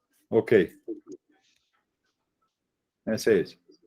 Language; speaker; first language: Portuguese; non-native, fluent; Spanish